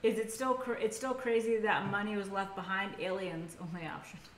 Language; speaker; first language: English; native; English